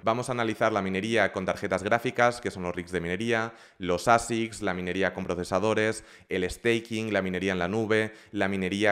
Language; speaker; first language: Spanish; native; Spanish